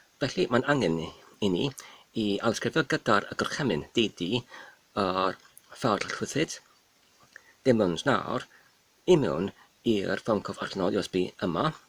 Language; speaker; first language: Welsh; non-native, learner; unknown